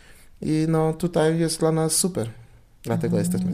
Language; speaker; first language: Polish; non-native, learner; English